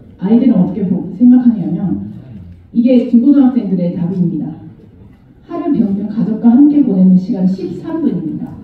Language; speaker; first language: Korean; non-native, fluent; Japanese